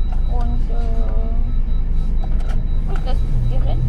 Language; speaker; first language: German; non-native, learner; Indonesian